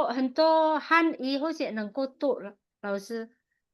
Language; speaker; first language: Chinese; non-native, learner; Indonesian